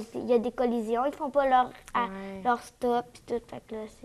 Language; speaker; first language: French; native; French